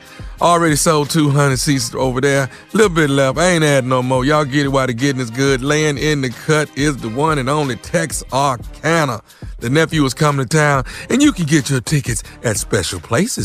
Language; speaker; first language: English; native; English